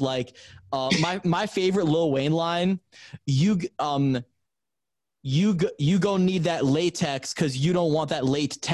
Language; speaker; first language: English; native; English